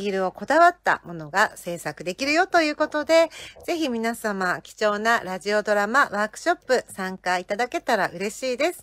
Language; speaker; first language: Japanese; native; Japanese